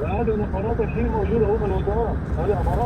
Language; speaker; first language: Arabic; non-native, learner; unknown